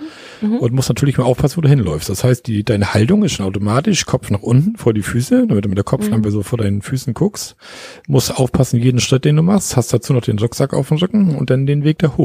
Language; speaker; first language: German; native; German